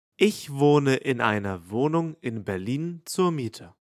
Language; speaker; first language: German; native; German